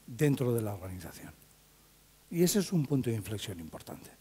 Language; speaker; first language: Spanish; native; Spanish